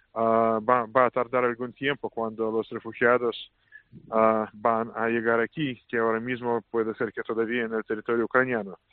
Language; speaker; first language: Spanish; non-native, fluent; Russian